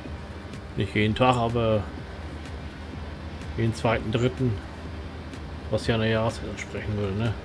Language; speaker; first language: German; native; German